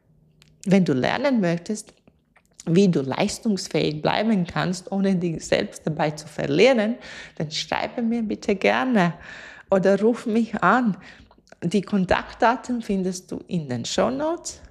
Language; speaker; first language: German; non-native, fluent; Latvian